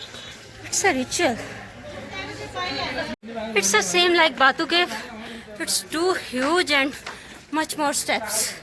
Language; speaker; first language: English; non-native, learner; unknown